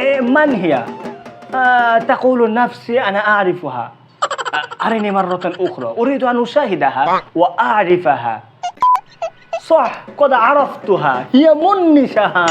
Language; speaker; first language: Arabic; non-native, fluent; Bangla